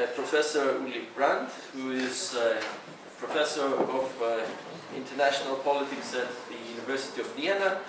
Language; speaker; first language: English; non-native, fluent; Lithuanian